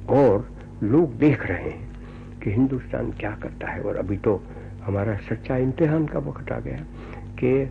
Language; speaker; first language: Hindi; non-native, local second language; Gujarati